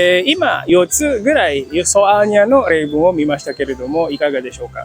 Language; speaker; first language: Japanese; non-native, fluent; Indonesian